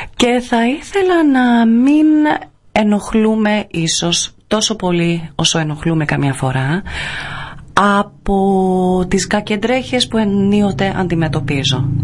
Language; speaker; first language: Greek; early bilingual, other home language; English